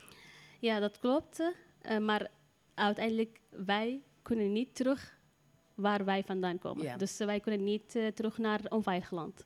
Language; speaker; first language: Dutch; non-native, learner; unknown